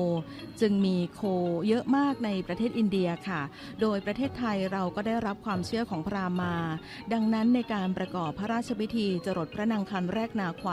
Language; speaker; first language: Thai; native; Thai